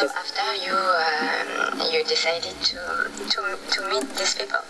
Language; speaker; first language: English; non-native, fluent; French